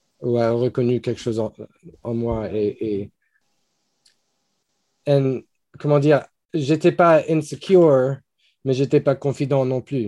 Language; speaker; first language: French; non-native, fluent; English